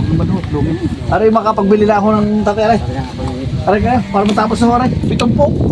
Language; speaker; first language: Filipino; native; Filipino